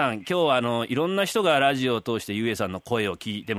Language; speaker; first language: Japanese; native; Japanese